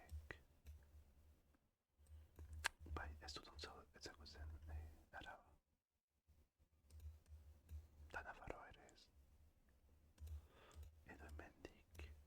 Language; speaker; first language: Basque; non-native, learner; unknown